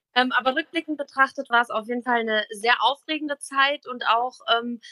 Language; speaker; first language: German; native; German